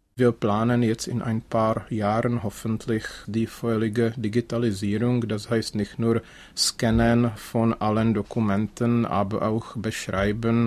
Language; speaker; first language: German; non-native, fluent; Czech